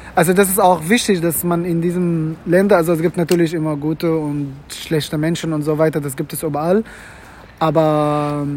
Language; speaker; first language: German; non-native, fluent; Arabic